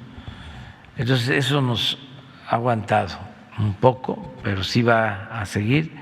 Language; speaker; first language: Spanish; native; Spanish